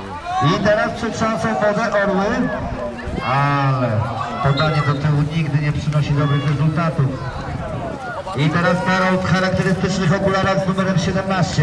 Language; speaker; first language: Polish; native; Polish